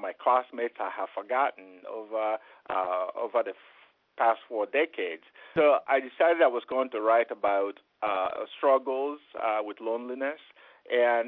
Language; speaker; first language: English; non-native, local second language; Igbo